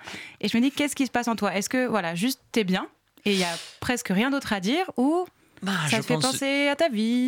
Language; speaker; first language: French; native; French